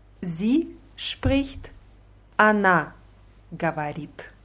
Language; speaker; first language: German; non-native, fluent; Russian